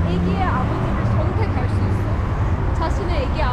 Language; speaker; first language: Korean; non-native, learner; Persian